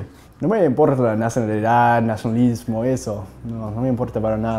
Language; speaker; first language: Spanish; non-native, fluent; English